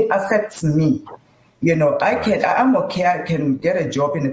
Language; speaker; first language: English; non-native, local second language; Tsonga